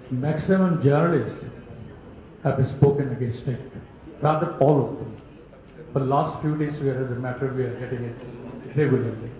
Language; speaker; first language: English; non-native, local second language; Bangla